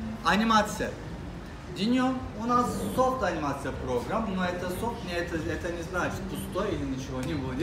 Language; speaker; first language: Russian; non-native, learner; Turkish